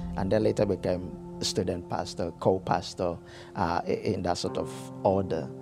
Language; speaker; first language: English; non-native, local second language; Yoruba